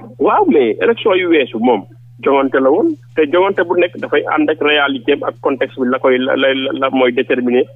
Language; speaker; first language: Wolof; non-native, local second language; Jola-Fonyi